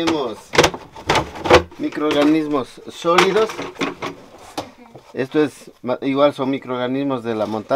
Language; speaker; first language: Spanish; native; Spanish